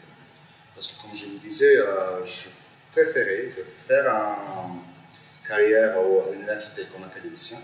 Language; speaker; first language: French; non-native, fluent; Turkish